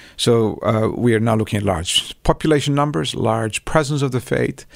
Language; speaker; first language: English; non-native, local second language; Tamil